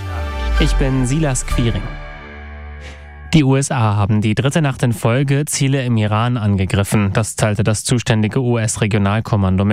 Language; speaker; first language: German; native; German